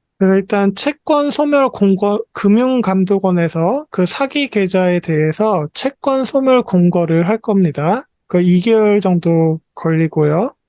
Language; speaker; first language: Korean; native; Korean